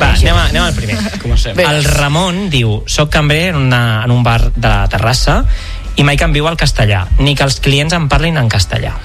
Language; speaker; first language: Catalan; native; Catalan